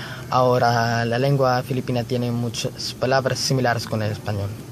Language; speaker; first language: Spanish; non-native, learner; Filipino